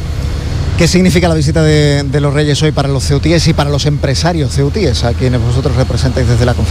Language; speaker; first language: Spanish; native; Spanish